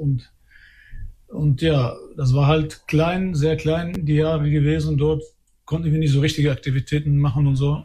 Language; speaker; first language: German; early bilingual, other home language; Albanian